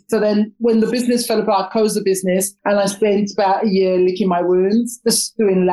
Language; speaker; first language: English; native; English